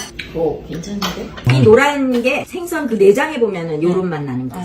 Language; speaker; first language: Korean; native; Korean